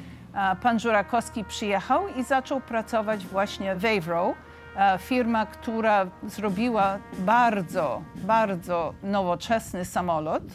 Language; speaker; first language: Polish; early bilingual, heritage; English